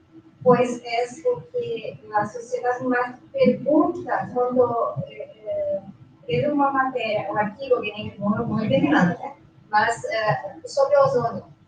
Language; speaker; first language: Spanish; non-native, learner; Portuguese